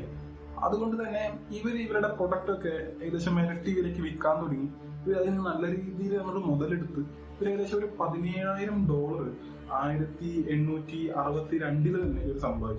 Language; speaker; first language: Malayalam; native; Malayalam